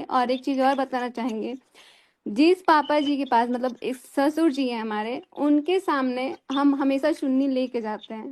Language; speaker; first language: Hindi; native; Hindi